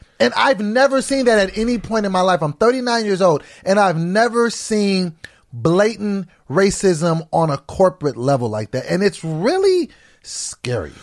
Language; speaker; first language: English; native; English